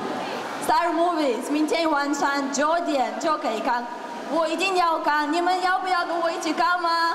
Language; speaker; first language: Chinese; non-native, fluent; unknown